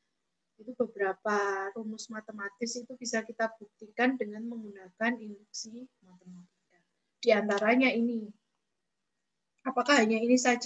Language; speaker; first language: Indonesian; native; Indonesian